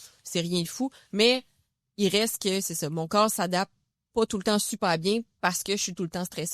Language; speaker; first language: French; native; French